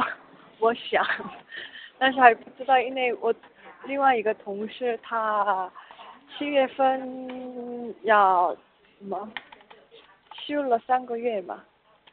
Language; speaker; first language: Chinese; non-native, learner; Korean